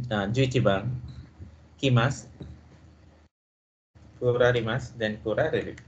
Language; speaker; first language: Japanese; non-native, fluent; Filipino